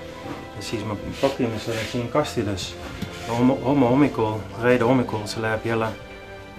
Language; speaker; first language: Estonian; non-native, learner; Dutch